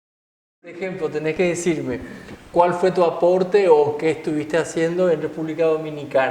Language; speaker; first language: Spanish; native; Spanish